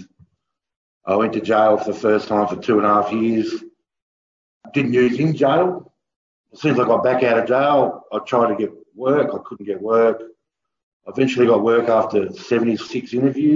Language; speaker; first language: English; native; English